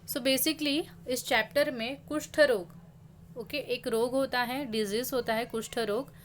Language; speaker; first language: Hindi; non-native, local second language; Marathi